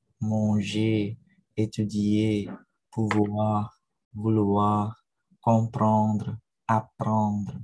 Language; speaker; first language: French; non-native, fluent; Indonesian